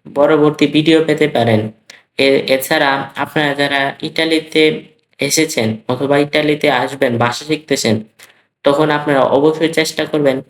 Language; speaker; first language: Bangla; native; Bangla